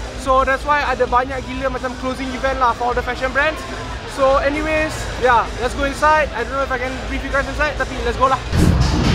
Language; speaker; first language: English; non-native, local second language; Malay